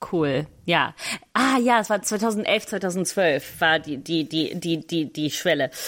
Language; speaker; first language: German; native; German